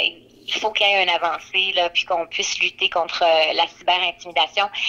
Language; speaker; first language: French; native; French